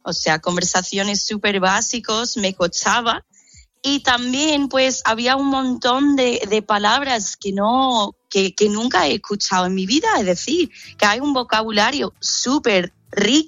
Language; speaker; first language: Spanish; non-native, fluent; English